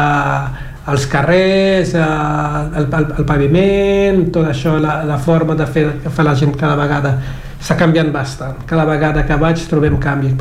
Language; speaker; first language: Catalan; non-native, fluent; Kabuverdianu